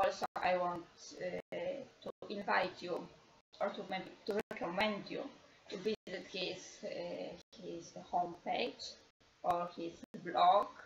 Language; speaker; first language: English; non-native, learner; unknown